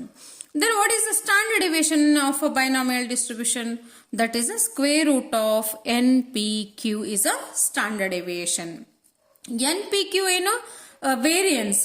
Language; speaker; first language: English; non-native, local second language; Kannada